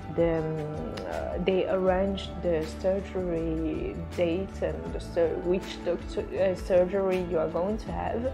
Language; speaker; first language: English; non-native, fluent; Swedish